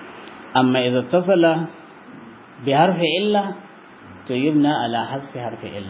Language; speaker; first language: Arabic; non-native, fluent; Hausa